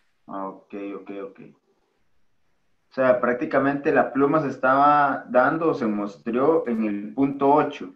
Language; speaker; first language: Spanish; native; Spanish